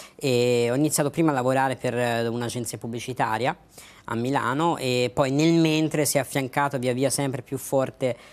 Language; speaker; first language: Italian; native; Italian